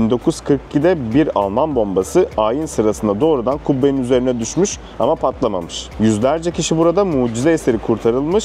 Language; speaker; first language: Turkish; native; Turkish